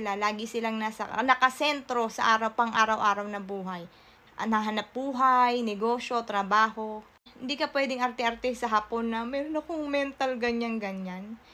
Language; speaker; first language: Filipino; native; Filipino